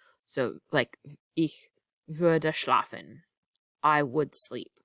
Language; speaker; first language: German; non-native, fluent; English